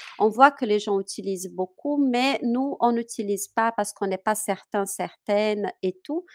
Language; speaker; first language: French; non-native, fluent; Portuguese